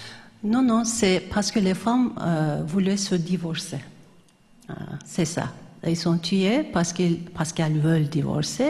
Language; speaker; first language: French; non-native, fluent; Turkish